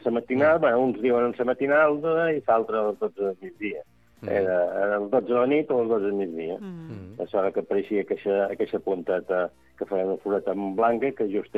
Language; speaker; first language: Catalan; native; Catalan